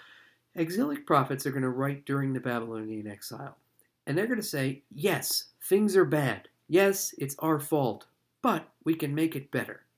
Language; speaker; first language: English; native; English